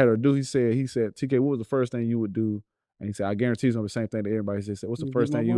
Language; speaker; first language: English; native; English